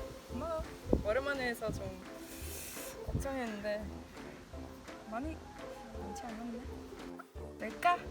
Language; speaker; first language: Korean; non-native, learner; Swedish